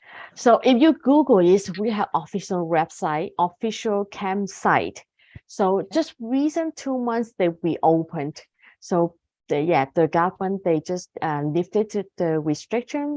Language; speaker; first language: English; non-native, fluent; Cantonese